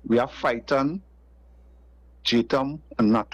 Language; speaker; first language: English; native; English